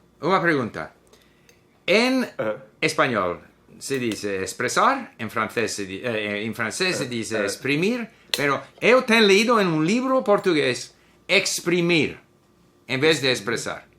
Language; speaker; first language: Portuguese; non-native, learner; English